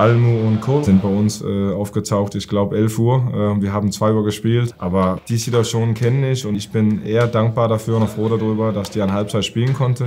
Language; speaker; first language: German; non-native, fluent; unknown